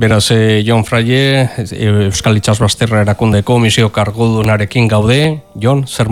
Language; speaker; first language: Basque; native; Basque